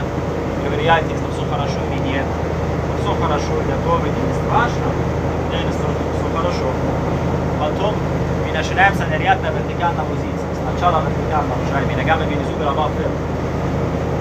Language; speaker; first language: Russian; non-native, learner; Arabic